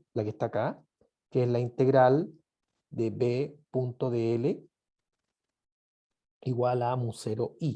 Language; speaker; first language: Spanish; native; Spanish